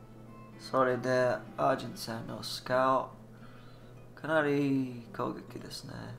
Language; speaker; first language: Japanese; non-native, learner; English